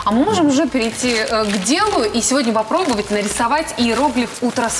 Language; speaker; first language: Russian; native; Russian